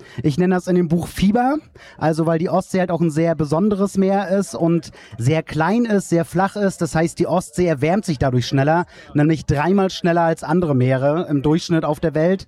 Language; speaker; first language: German; native; German